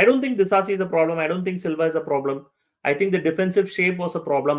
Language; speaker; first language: English; non-native, local second language; Malayalam